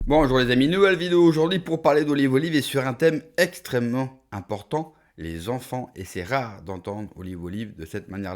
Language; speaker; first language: French; native; French